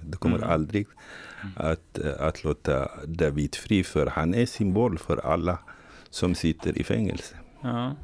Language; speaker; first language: Swedish; non-native, fluent; Tigrinya